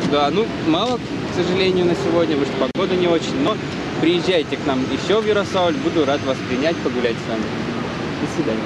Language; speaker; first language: Russian; native; Russian